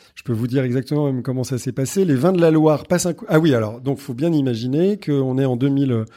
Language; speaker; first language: French; native; French